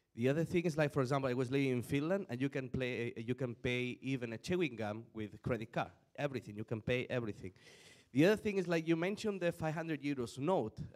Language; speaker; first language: English; non-native, fluent; Spanish